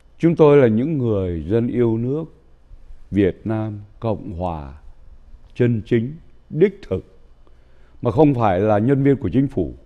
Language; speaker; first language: Vietnamese; native; Vietnamese